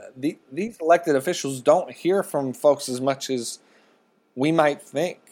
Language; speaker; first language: English; native; English